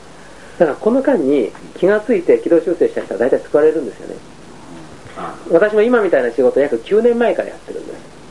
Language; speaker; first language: Japanese; native; Japanese